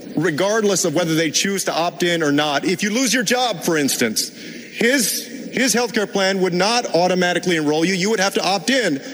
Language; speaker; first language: English; native; English